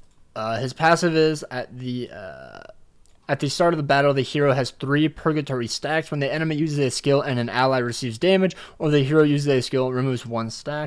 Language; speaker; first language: English; native; English